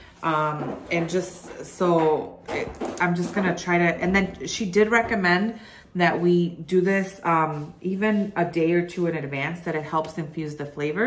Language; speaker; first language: English; early bilingual, other home language; Spanish